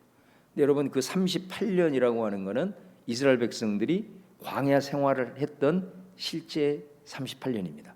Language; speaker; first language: Korean; native; Korean